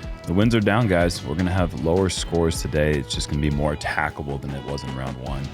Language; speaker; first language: English; native; English